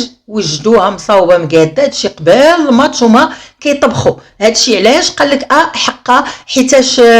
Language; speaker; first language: Arabic; native; Arabic